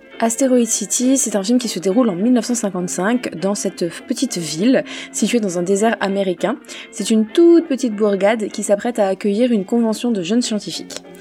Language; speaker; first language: French; native; French